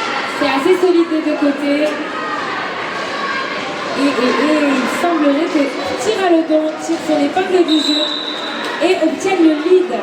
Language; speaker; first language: French; native; French